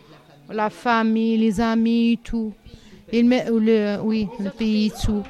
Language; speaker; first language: French; non-native, learner; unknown